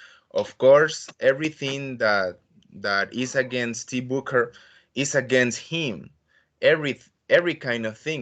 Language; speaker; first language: English; non-native, learner; Spanish